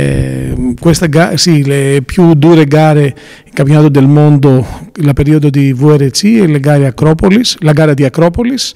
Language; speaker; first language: Italian; non-native, learner; Greek